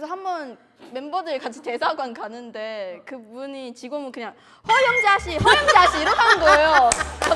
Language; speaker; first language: Korean; non-native, fluent; Chinese